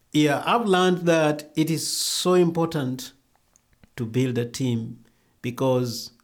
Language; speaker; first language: English; non-native, local second language; Luo (Kenya and Tanzania)